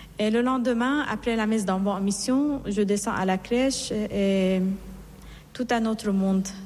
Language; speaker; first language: French; non-native, fluent; Persian